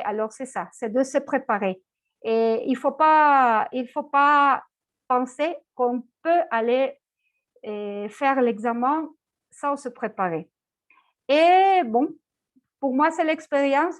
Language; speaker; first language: French; non-native, fluent; Spanish